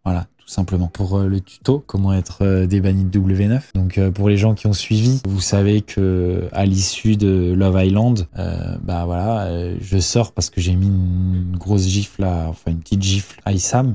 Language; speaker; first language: French; native; French